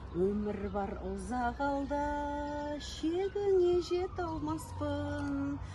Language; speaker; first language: Kazakh; non-native, local second language; Russian